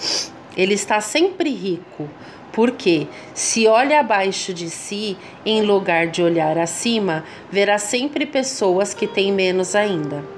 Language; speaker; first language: Portuguese; native; Portuguese